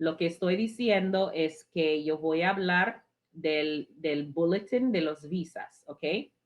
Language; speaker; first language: Spanish; non-native, fluent; English